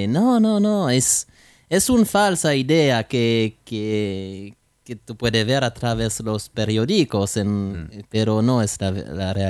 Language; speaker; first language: Spanish; non-native, learner; French